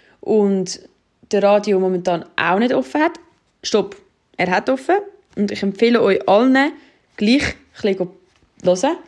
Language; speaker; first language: German; native; German